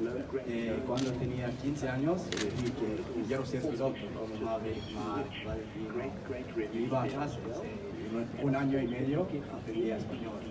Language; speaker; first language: Spanish; non-native, learner; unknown